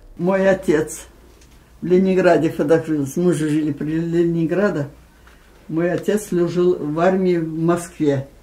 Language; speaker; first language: Russian; non-native, local second language; Finnish